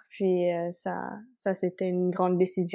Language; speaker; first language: French; non-native, local second language; Spanish